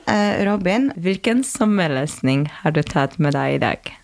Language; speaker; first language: Norwegian; non-native, fluent; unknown